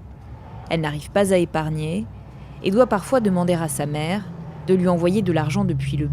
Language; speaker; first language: French; native; French